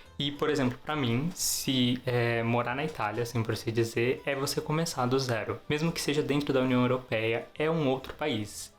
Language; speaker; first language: Portuguese; native; Portuguese